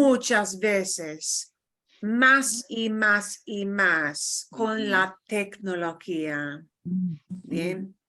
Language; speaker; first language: Spanish; non-native, fluent; English